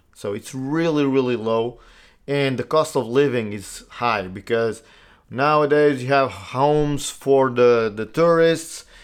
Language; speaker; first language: English; non-native, fluent; Portuguese